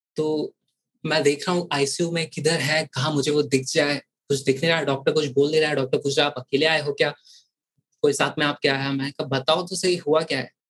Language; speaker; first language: Hindi; native; Hindi